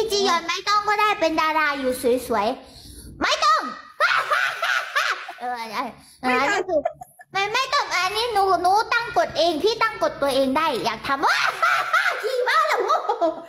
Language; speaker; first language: Thai; early bilingual, other home language; Korean